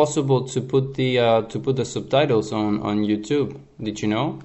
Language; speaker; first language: English; non-native, fluent; Spanish